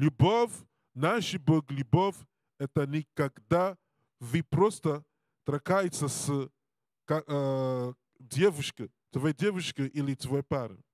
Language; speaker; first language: Russian; non-native, learner; Portuguese